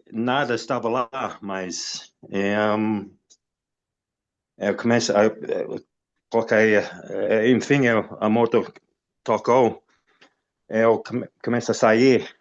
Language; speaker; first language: Portuguese; non-native, fluent; English